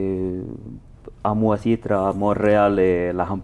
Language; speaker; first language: French; non-native, learner; Italian